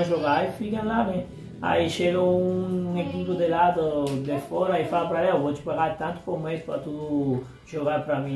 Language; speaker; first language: Portuguese; non-native, fluent; Spanish